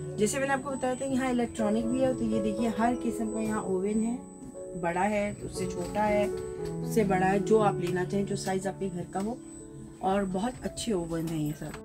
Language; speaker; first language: Urdu; native; Urdu